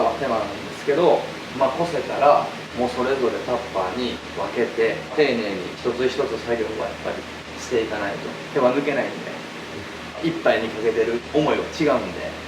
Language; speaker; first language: Japanese; native; Japanese